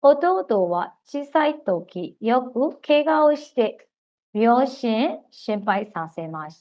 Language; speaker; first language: Japanese; non-native, fluent; Burmese